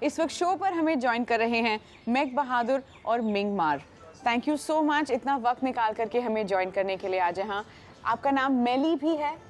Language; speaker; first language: Hindi; native; Hindi